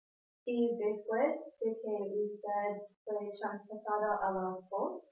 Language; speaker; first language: Spanish; non-native, learner; English